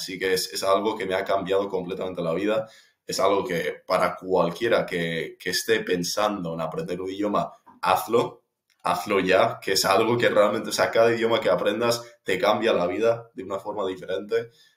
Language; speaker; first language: Spanish; non-native, fluent; English